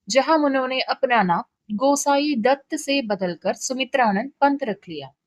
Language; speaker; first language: Hindi; non-native, local second language; Malayalam